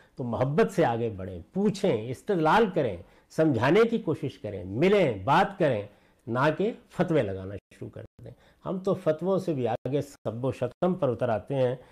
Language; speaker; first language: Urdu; non-native, local second language; Punjabi